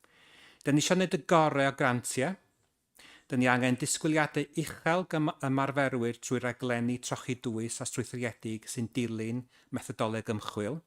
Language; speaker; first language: Welsh; native; Welsh